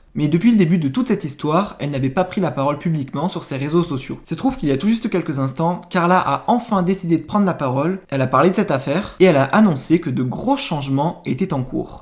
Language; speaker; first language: French; native; French